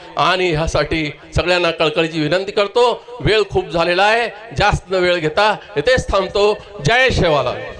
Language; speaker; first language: Marathi; non-native, local second language; Lambadi